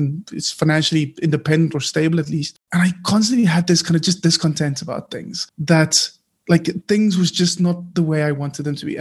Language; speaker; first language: English; non-native, local second language; Afrikaans